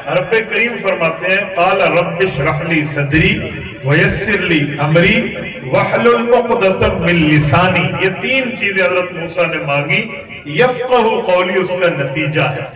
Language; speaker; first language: Urdu; non-native, local second language; Saraiki